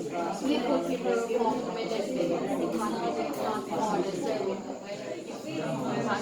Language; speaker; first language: English; non-native, learner; Indonesian